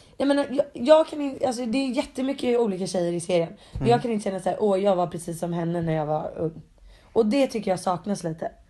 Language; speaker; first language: Swedish; early bilingual, other home language; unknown